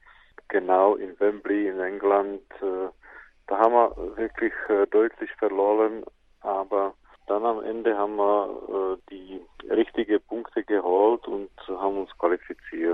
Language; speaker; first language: German; non-native, fluent; Czech